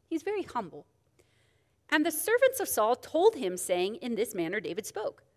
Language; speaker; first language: English; native; English